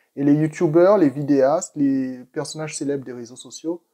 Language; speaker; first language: French; native; French